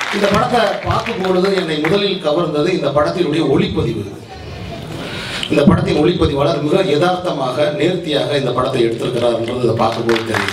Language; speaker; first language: Tamil; native; Tamil